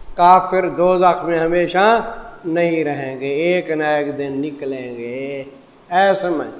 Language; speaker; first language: Urdu; non-native, local second language; Saraiki